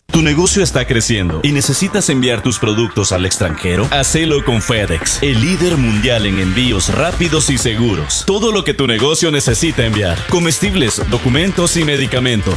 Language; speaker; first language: Spanish; native; Spanish